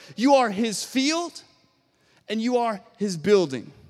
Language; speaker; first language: English; native; English